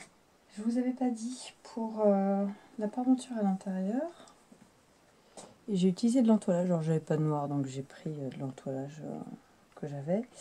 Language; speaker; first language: French; native; French